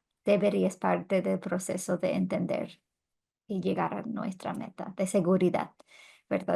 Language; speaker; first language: Spanish; non-native, fluent; English